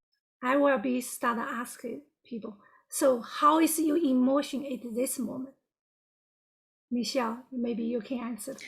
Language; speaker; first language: English; non-native, fluent; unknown